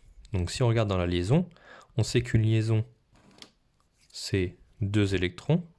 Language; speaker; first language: French; native; French